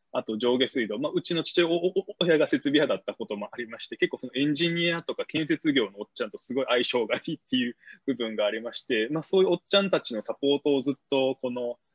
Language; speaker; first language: Japanese; native; Japanese